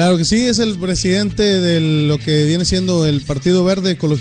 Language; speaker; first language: Spanish; native; Spanish